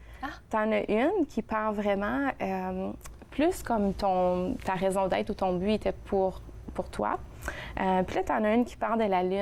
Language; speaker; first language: French; native; French